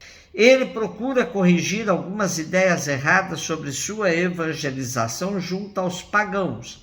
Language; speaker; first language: Portuguese; native; Portuguese